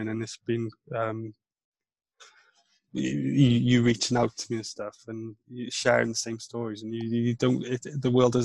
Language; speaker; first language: English; non-native, local second language; Welsh